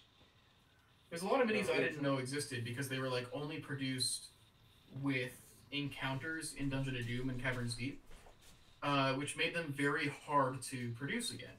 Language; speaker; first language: English; native; English